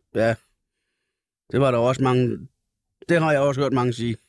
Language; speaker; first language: Danish; native; Danish